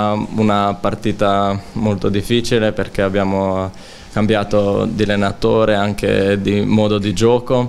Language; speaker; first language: Italian; non-native, fluent; Slovenian